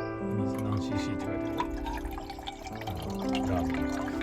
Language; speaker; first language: Japanese; native; Japanese